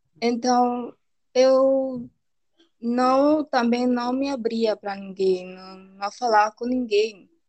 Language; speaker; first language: Portuguese; non-native, fluent; Spanish